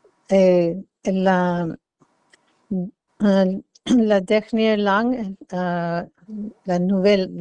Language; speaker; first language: French; non-native, learner; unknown